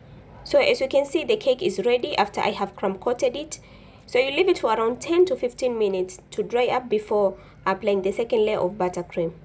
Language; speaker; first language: English; non-native, local second language; Swahili